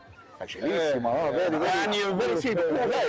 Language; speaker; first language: English; non-native, learner; Italian